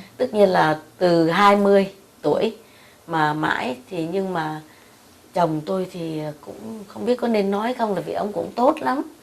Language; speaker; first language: Vietnamese; native; Vietnamese